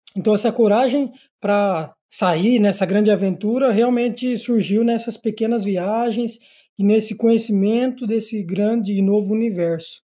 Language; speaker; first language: Portuguese; native; Portuguese